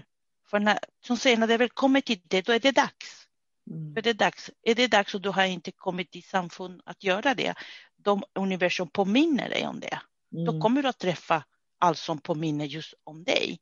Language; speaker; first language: Swedish; non-native, fluent; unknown